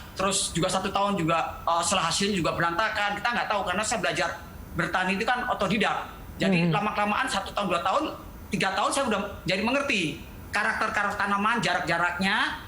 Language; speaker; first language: Indonesian; native; Indonesian